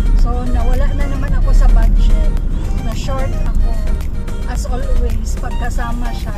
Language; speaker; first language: Filipino; non-native, local second language; Cebuano